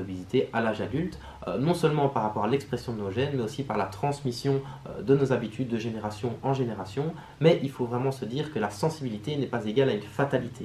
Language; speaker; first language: French; native; French